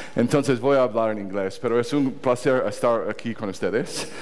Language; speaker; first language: Spanish; non-native, learner; English